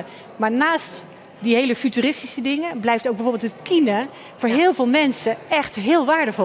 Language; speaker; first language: Dutch; native; Dutch